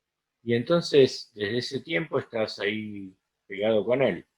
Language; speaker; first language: Spanish; native; Spanish